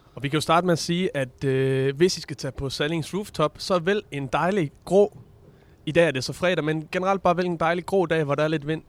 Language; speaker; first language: Danish; native; Danish